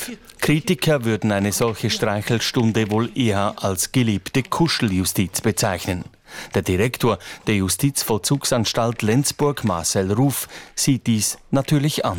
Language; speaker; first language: German; native; German